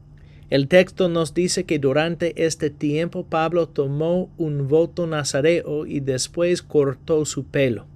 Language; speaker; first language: Spanish; non-native, fluent; English